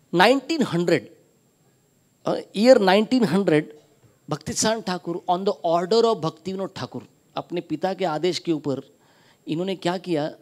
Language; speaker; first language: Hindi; non-native, local second language; Marathi